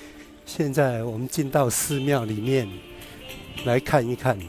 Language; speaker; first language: Chinese; native; Chinese